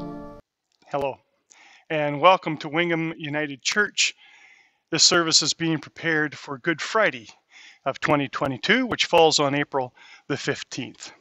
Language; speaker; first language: English; native; English